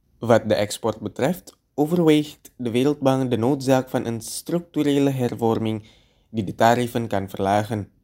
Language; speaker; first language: Dutch; non-native, fluent; Indonesian